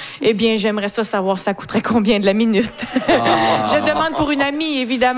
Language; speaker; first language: French; native; French